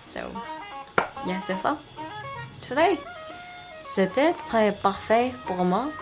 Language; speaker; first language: French; non-native, learner; Korean